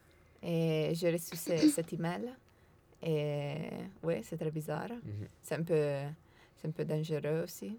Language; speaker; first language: French; non-native, learner; Italian